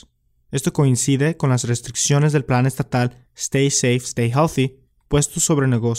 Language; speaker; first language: Spanish; native; Spanish